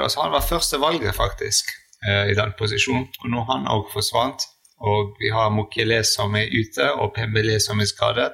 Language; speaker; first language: Norwegian; non-native, fluent; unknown